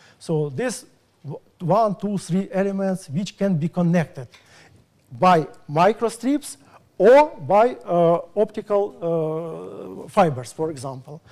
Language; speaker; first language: English; non-native, fluent; Russian